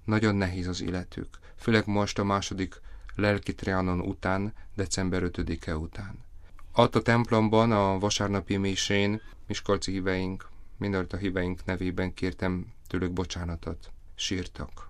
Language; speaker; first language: Hungarian; non-native, fluent; Polish